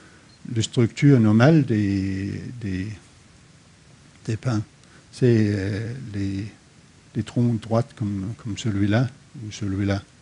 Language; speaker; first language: French; non-native, fluent; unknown